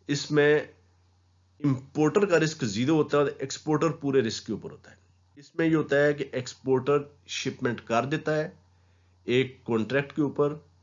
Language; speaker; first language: Urdu; non-native, local second language; Punjabi